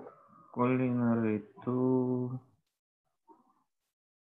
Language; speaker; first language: Indonesian; non-native, learner; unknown